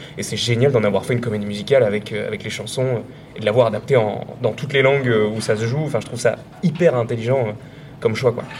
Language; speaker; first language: French; native; French